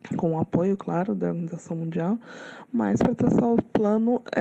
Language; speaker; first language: Portuguese; native; Portuguese